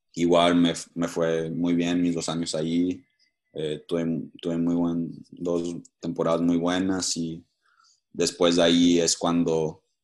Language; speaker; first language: Spanish; early bilingual, heritage; Spanish